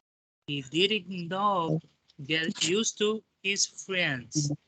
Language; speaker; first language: English; non-native, learner; Spanish